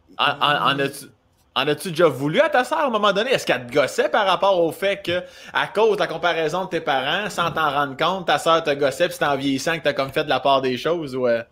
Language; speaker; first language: French; native; French